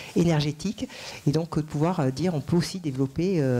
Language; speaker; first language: French; native; French